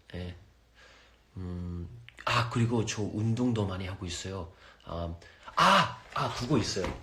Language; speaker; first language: Korean; non-native, fluent; English